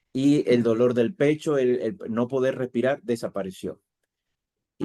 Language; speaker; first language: Spanish; native; Spanish